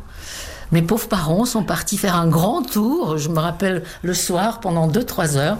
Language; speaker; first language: French; non-native, fluent; Czech